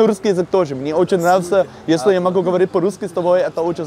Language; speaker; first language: Russian; non-native, learner; Dutch